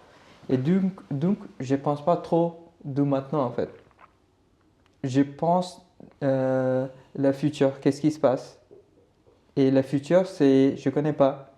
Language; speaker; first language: French; non-native, learner; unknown